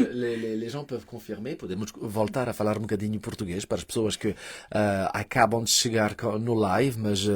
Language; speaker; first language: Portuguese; early bilingual, heritage; Portuguese